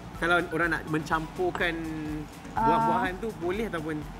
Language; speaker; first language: Malay; native; Malay